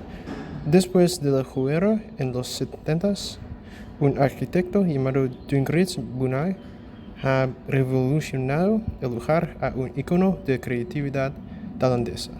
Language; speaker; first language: Spanish; non-native, learner; English